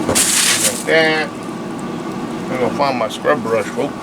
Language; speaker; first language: English; native; English